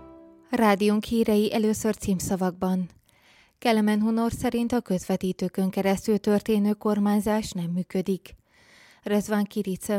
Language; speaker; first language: Hungarian; native; Hungarian